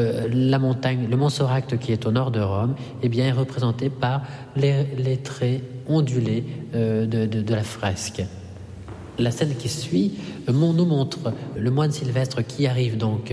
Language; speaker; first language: French; non-native, fluent; Italian